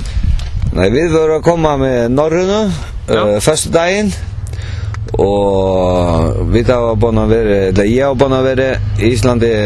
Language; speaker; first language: Icelandic; non-native, learner; Faroese